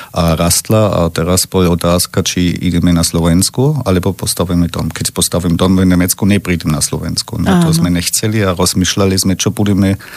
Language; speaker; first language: Slovak; non-native, fluent; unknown